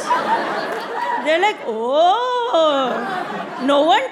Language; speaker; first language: English; non-native, local second language; Hindi